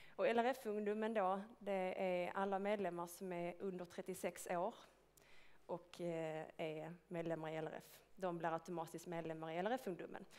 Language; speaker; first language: Swedish; native; Swedish